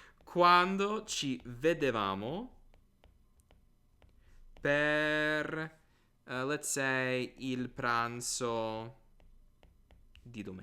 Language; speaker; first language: Italian; non-native, fluent; English